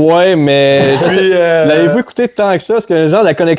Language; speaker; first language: French; native; French